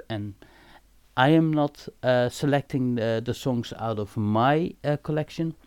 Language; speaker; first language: English; non-native, fluent; Dutch